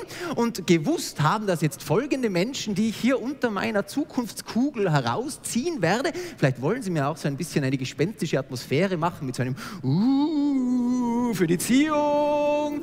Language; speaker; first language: German; native; German